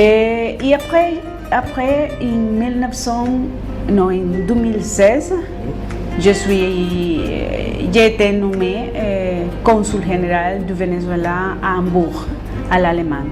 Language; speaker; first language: French; non-native, fluent; Spanish